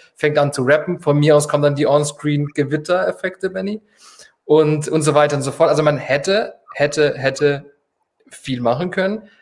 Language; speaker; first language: German; non-native, fluent; Spanish